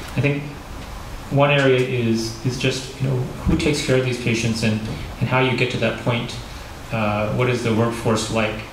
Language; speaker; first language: English; native; English